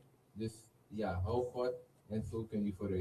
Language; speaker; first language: Dutch; non-native, learner; Haitian Creole